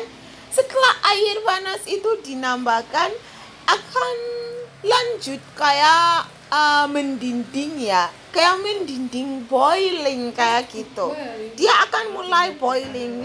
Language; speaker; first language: Indonesian; non-native, fluent; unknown